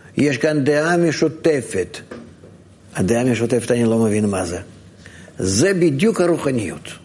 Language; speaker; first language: Hebrew; non-native, fluent; Russian